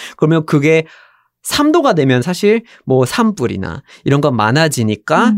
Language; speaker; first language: Korean; non-native, fluent; English